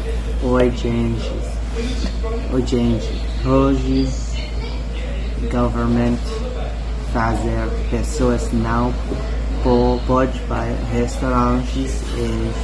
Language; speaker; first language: Portuguese; non-native, learner; English